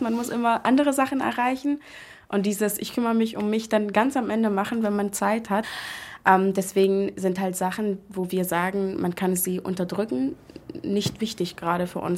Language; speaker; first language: German; non-native, fluent; Arabic